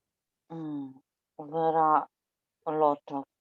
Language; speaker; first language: English; non-native, learner; Russian